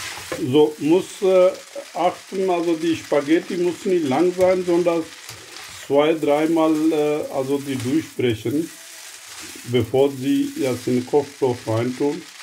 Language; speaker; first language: German; non-native, learner; Urdu